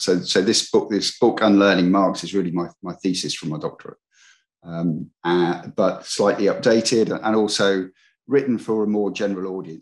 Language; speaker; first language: English; native; English